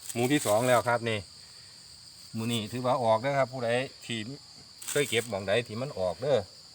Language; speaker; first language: Thai; native; Thai